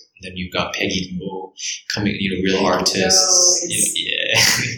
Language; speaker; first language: English; early bilingual, other home language; Korean